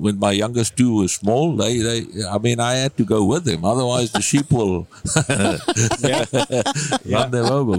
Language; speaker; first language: English; non-native, local second language; Afrikaans